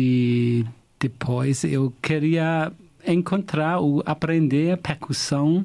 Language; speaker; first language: Portuguese; non-native, fluent; German